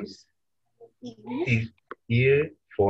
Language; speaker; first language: German; non-native, fluent; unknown